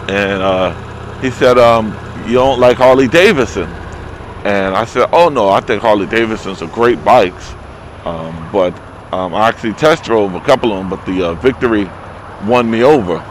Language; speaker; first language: English; native; English